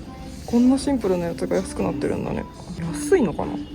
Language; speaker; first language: Japanese; native; Japanese